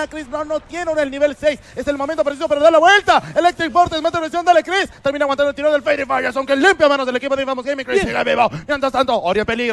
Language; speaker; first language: Spanish; native; Spanish